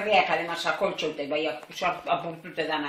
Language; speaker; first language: Basque; native; Basque